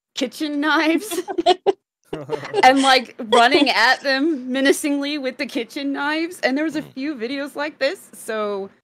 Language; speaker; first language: English; native; English